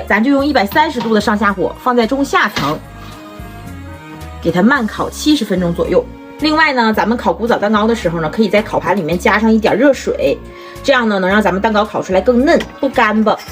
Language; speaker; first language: Chinese; native; Chinese